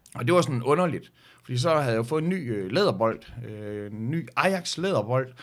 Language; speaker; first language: Danish; native; Danish